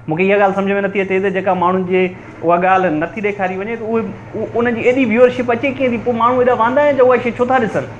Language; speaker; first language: Sindhi; native; Sindhi